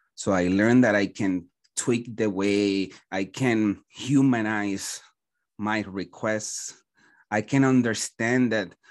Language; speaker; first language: English; non-native, fluent; Spanish